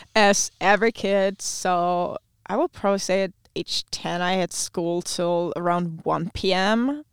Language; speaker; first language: English; non-native, fluent; German